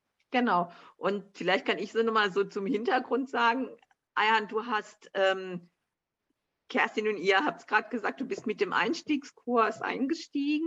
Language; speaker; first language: German; native; German